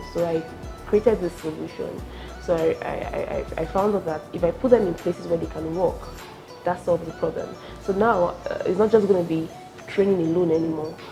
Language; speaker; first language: English; non-native, local second language; Yoruba